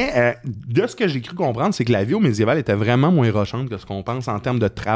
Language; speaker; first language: French; native; French